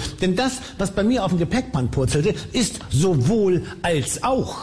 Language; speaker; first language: German; native; German